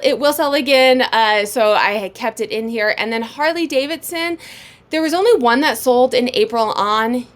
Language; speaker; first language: English; native; English